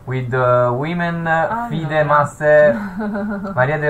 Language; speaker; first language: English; non-native, learner; Italian